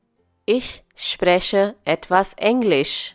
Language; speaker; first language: German; non-native, fluent; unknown